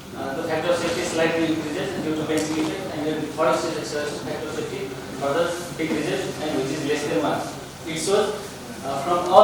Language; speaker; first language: English; non-native, local second language; Nepali